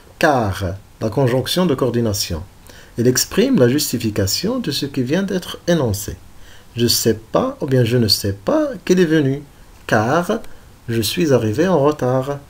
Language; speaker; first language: French; non-native, local second language; Arabic